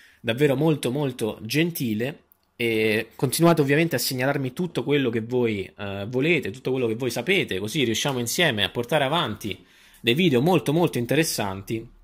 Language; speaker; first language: Italian; native; Italian